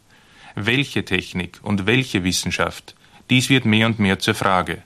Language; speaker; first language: German; native; German